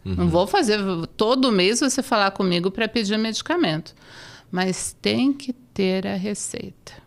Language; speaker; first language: Portuguese; native; Portuguese